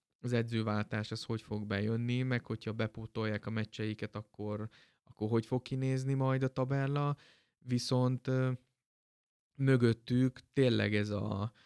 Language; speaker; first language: Hungarian; native; Hungarian